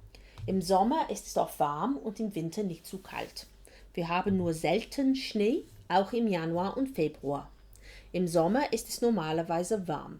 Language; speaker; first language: German; non-native, fluent; English